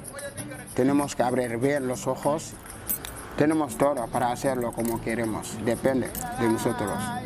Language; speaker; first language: Spanish; non-native, learner; Wolof